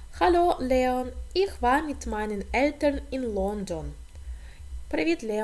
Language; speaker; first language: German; non-native, fluent; Ukrainian